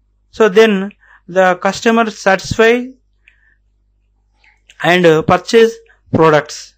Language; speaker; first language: English; non-native, local second language; Telugu